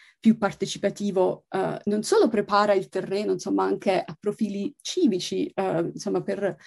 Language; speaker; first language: Italian; native; Italian